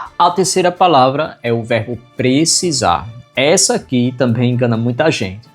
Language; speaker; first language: Portuguese; non-native, fluent; Spanish